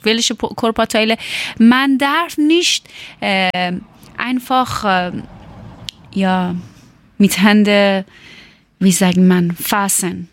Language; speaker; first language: German; non-native, learner; Persian